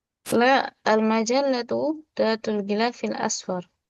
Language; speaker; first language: Arabic; non-native, fluent; Indonesian